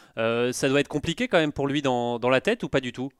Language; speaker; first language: French; native; French